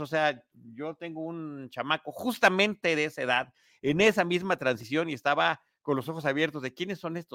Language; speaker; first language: Spanish; native; Spanish